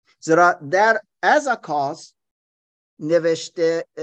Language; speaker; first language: Persian; non-native, learner; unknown